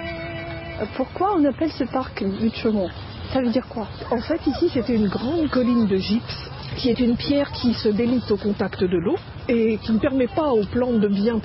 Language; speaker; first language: French; native; French